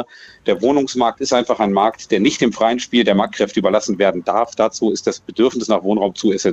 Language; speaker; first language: German; native; German